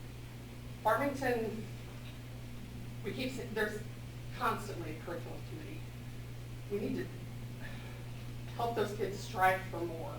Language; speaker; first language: English; native; English